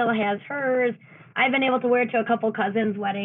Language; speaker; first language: English; native; English